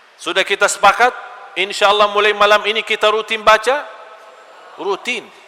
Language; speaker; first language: Malay; non-native, fluent; Arabic